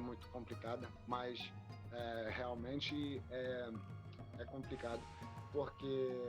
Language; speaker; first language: Portuguese; non-native, fluent; French